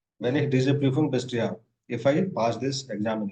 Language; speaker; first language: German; non-native, fluent; Hindi